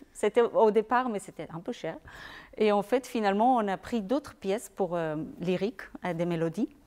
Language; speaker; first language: French; non-native, fluent; Spanish